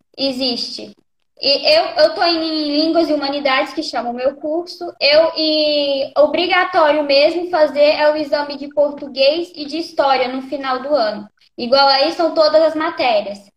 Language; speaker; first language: Portuguese; native; Portuguese